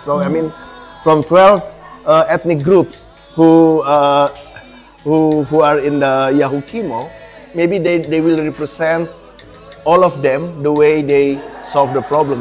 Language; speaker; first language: English; non-native, fluent; Indonesian